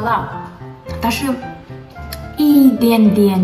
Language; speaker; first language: Chinese; non-native, learner; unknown